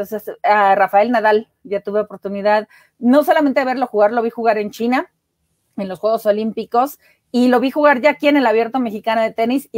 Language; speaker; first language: Spanish; native; Spanish